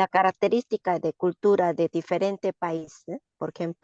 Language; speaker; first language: Spanish; non-native, learner; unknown